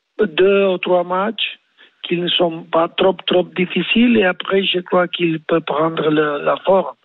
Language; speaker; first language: French; non-native, learner; Spanish